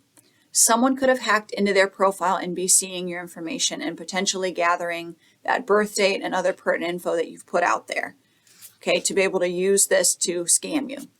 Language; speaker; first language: English; native; English